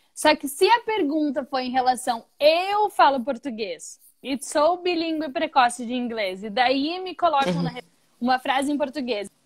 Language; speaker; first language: Portuguese; native; Portuguese